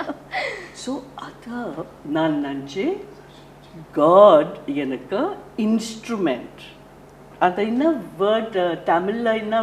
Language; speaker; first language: Tamil; non-native, learner; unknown